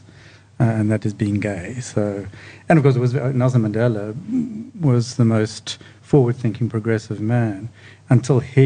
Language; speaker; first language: English; native; English